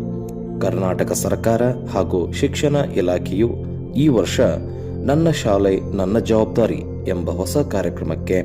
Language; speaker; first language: Kannada; native; Kannada